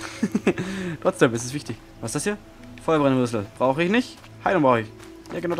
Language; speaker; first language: German; native; German